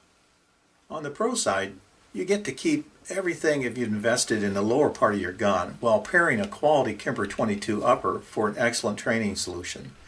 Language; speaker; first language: English; native; English